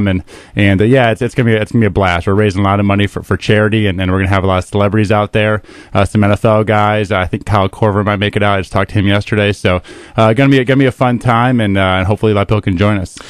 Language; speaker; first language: English; native; English